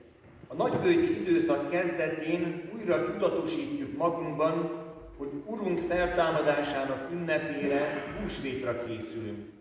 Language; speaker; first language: Hungarian; native; Hungarian